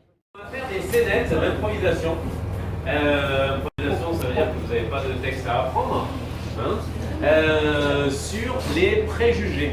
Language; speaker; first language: French; native; French